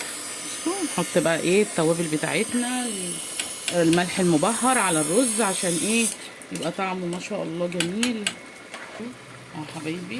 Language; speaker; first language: Arabic; native; Arabic